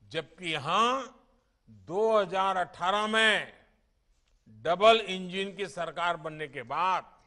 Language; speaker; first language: Hindi; non-native, local second language; Gujarati